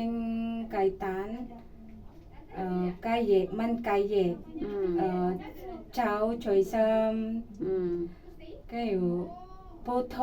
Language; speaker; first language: Cantonese; non-native, fluent; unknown